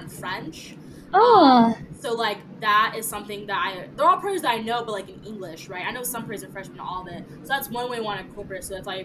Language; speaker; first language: English; early bilingual, other home language; French